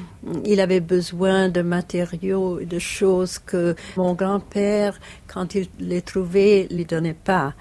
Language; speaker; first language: French; non-native, fluent; Italian